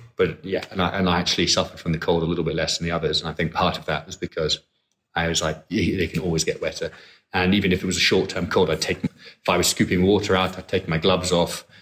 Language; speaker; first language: English; native; English